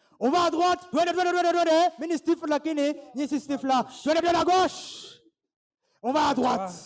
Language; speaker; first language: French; non-native, fluent; Swahili